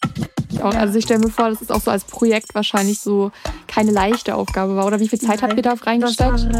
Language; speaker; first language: German; native; German